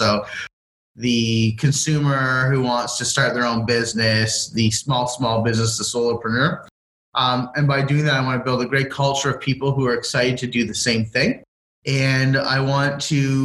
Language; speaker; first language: English; native; English